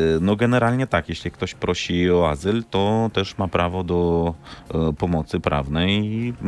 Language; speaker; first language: Polish; non-native, fluent; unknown